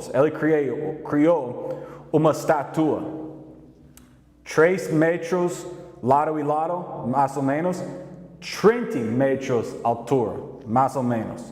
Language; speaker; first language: Portuguese; non-native, learner; English